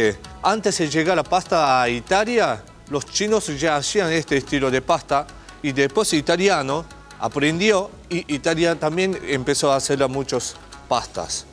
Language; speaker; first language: Spanish; non-native, learner; Japanese